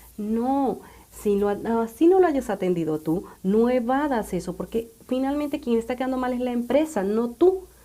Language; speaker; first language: Spanish; native; Spanish